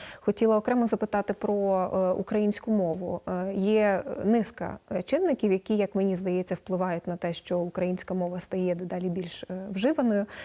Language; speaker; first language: Ukrainian; native; Ukrainian